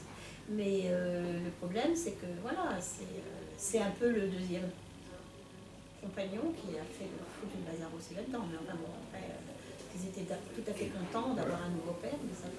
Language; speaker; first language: French; native; French